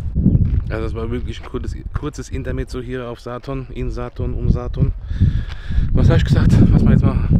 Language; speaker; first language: German; native; German